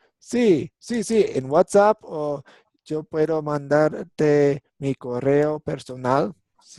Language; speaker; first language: Spanish; non-native, fluent; English